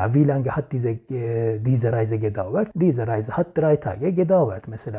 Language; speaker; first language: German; non-native, fluent; Turkish